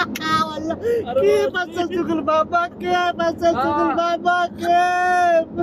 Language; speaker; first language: Arabic; non-native, learner; Hindi